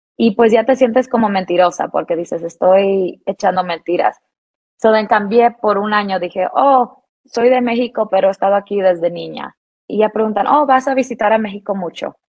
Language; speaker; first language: Spanish; early bilingual, heritage; Spanish